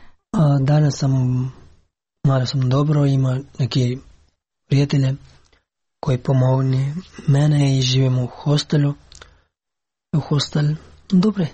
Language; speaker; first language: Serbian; non-native, learner; Pashto